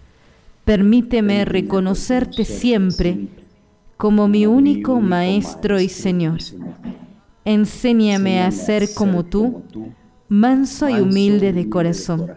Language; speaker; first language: Spanish; native; Spanish